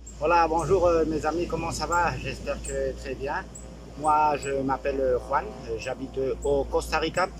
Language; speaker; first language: French; non-native, fluent; Spanish